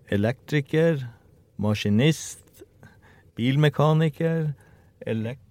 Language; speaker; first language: Norwegian; native; Norwegian